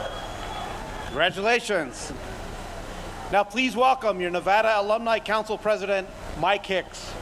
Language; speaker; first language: English; native; English